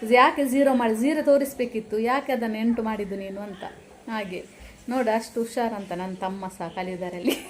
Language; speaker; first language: Kannada; non-native, local second language; Tulu